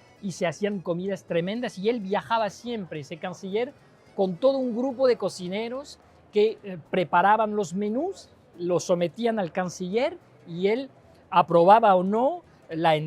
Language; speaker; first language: Spanish; non-native, fluent; French